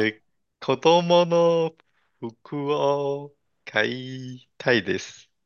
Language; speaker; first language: Japanese; non-native, learner; Chinese